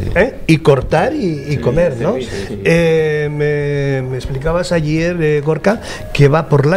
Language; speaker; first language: Spanish; native; Spanish